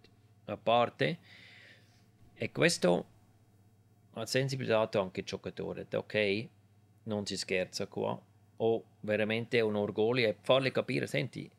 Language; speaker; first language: Italian; non-native, local second language; German